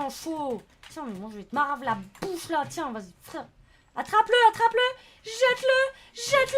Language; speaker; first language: French; native; French